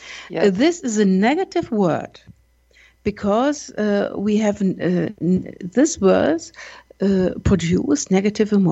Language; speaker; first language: English; non-native, learner; German